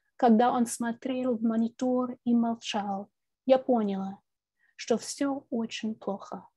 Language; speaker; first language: Russian; non-native, fluent; English